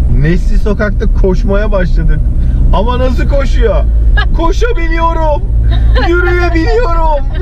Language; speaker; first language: Turkish; native; Turkish